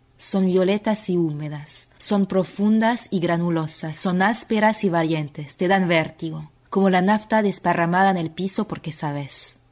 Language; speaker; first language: Spanish; non-native, fluent; French